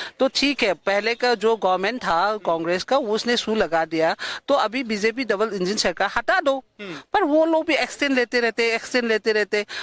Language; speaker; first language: Hindi; non-native, local second language; Manipuri